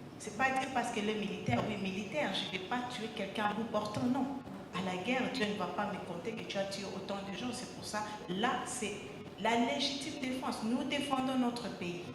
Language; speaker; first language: French; non-native, local second language; Lingala